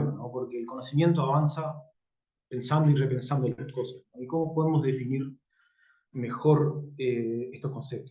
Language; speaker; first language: Spanish; native; Spanish